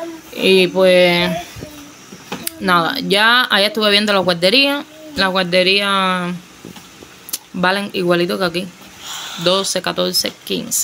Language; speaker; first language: Spanish; native; Spanish